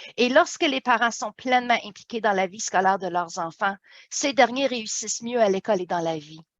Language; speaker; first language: French; native; French